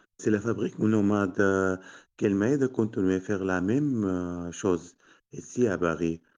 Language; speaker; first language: French; non-native, learner; Arabic